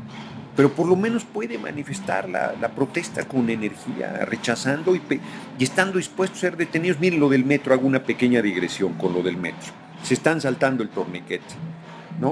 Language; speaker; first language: Spanish; native; Spanish